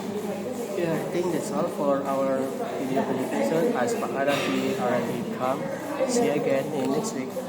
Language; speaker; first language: English; non-native, learner; Indonesian